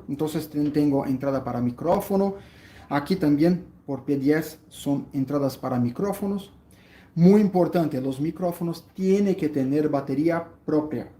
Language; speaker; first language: Spanish; non-native, fluent; Portuguese